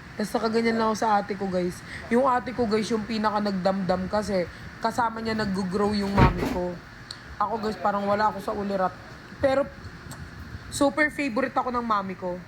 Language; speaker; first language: Filipino; native; Filipino